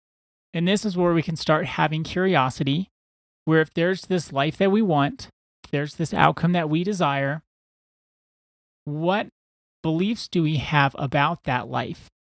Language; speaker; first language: English; native; English